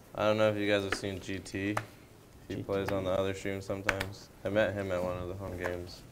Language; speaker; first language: English; native; English